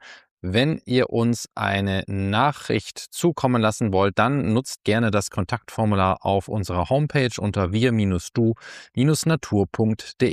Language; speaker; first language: German; native; German